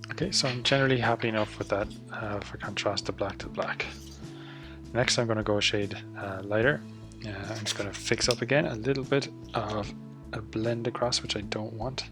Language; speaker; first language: English; native; English